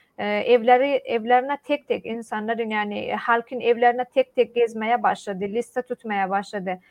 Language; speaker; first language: Turkish; non-native, fluent; Persian